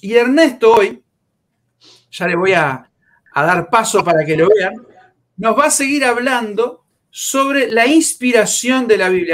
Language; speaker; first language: Spanish; native; Spanish